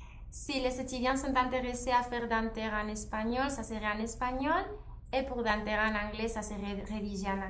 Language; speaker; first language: French; non-native, fluent; Spanish